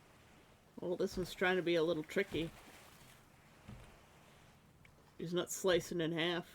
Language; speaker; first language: English; native; English